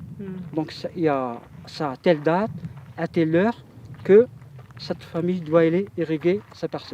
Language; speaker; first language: French; non-native, local second language; Arabic